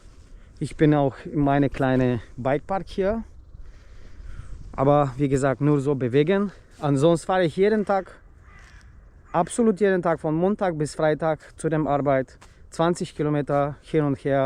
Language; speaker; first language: German; non-native, learner; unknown